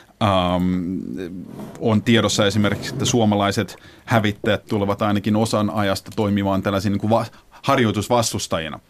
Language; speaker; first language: Finnish; early bilingual, heritage; Finnish